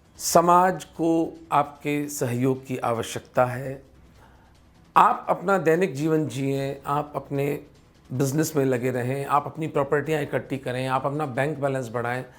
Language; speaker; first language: Hindi; native; Hindi